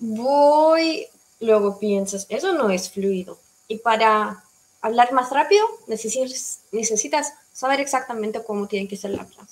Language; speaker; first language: Spanish; non-native, fluent; Russian